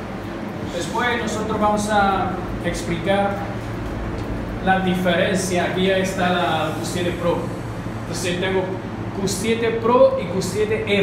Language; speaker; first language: Spanish; non-native, learner; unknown